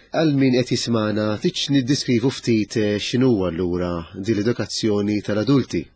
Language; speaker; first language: Maltese; native; Maltese